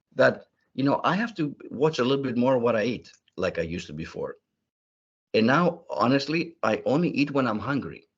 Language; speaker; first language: English; early bilingual, other home language; Greek